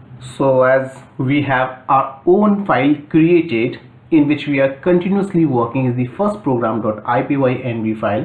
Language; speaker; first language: English; non-native, local second language; Hindi